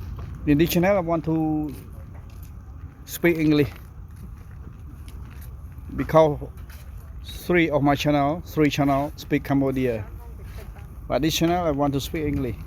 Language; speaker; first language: English; non-native, learner; Khmer